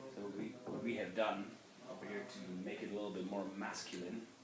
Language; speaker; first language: English; non-native, fluent; Czech